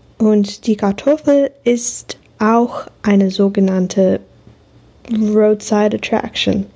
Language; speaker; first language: German; non-native, fluent; English